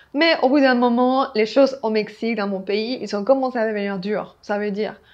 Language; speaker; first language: French; non-native, fluent; Spanish